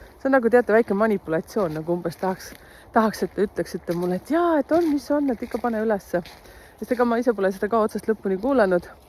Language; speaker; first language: Estonian; native; Estonian